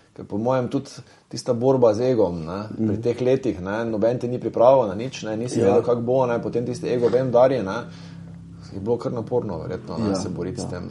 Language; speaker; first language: Slovenian; native; Slovenian